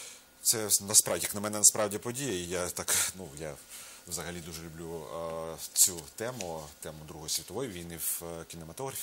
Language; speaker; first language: Ukrainian; native; Ukrainian